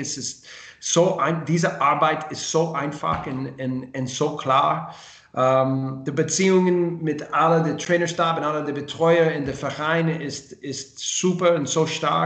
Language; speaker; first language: German; non-native, learner; English